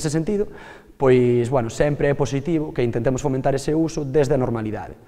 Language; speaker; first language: Galician; native; Galician